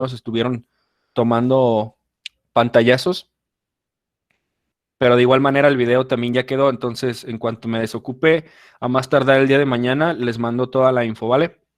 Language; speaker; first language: Spanish; native; Spanish